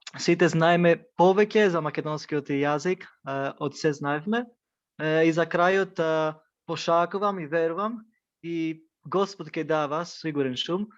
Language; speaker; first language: Macedonian; non-native, fluent; Greek